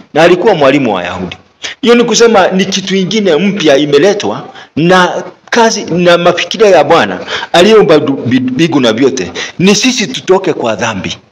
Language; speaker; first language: Swahili; non-native, local second language; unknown